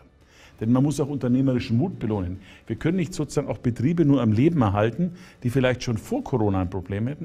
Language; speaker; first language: German; native; German